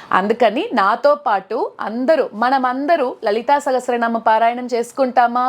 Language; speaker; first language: Telugu; non-native, local second language; Tamil